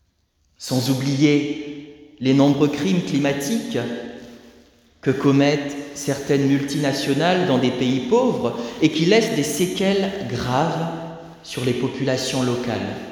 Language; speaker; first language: French; native; French